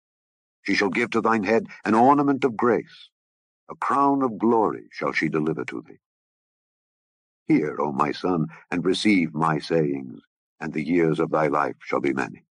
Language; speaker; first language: English; native; English